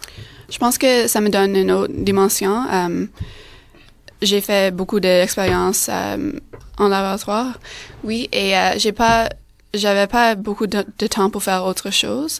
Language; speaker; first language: French; non-native, fluent; English